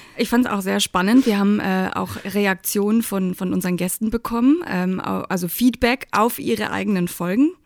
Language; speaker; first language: German; native; German